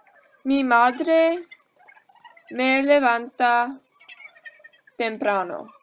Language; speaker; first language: Spanish; non-native, learner; English